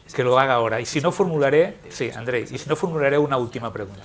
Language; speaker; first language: Spanish; non-native, local second language; Catalan